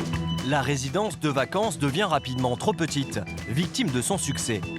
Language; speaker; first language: French; native; French